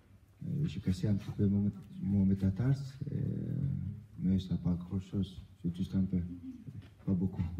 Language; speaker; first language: French; non-native, learner; Albanian